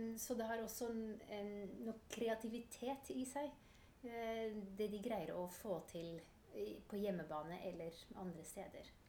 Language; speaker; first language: Norwegian; non-native, fluent; Dutch